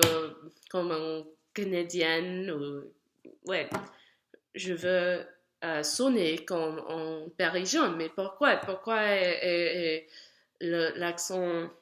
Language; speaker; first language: French; non-native, learner; English